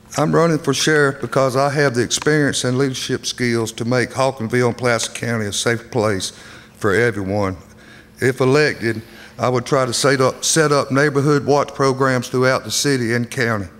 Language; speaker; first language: English; native; English